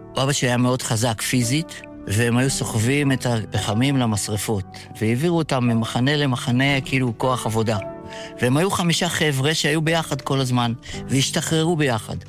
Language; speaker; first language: Hebrew; early bilingual, other home language; Yiddish